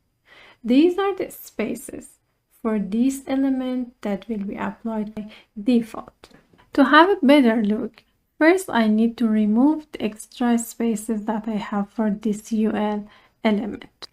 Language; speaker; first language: English; non-native, fluent; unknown